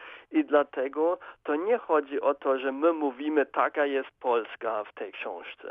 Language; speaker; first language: Polish; non-native, fluent; German